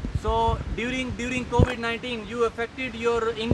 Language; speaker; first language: English; non-native, learner; Urdu